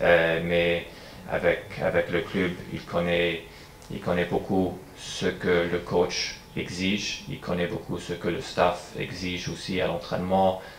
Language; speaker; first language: French; non-native, fluent; English